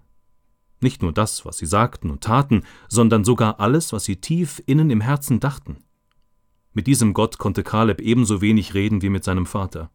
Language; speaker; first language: German; native; German